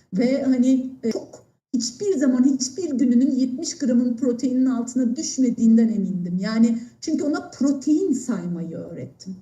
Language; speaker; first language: Turkish; native; Turkish